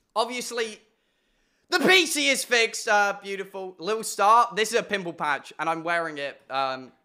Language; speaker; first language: English; native; English